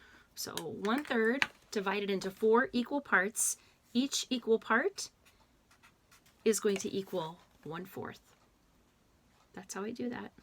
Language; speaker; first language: English; native; English